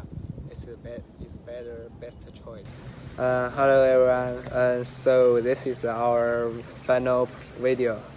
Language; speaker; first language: English; non-native, learner; Chinese